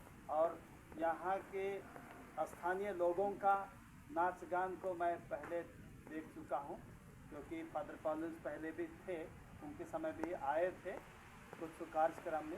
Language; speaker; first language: Hindi; native; Hindi